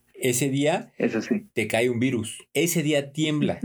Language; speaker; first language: Spanish; native; Spanish